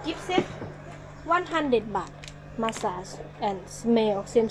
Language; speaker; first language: English; non-native, learner; Thai